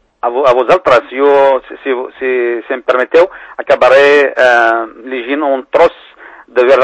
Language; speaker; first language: Catalan; non-native, fluent; Berber languages